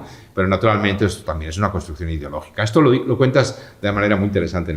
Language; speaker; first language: Spanish; native; Spanish